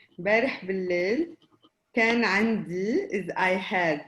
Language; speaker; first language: Arabic; native; Arabic